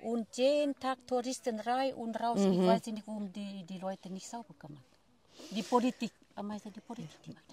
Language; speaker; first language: German; non-native, fluent; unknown